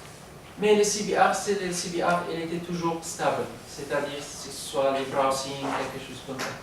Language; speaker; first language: French; non-native, learner; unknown